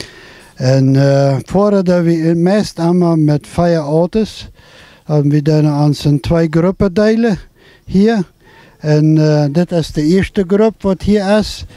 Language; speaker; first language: German; non-native, local second language; Plautdietsch